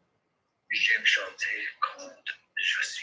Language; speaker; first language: French; non-native, learner; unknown